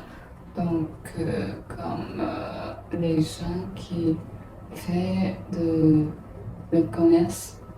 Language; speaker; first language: French; non-native, learner; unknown